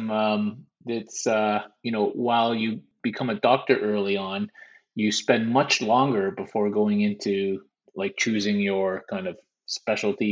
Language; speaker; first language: English; native; English